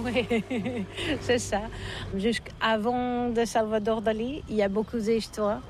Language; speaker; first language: French; non-native, learner; Spanish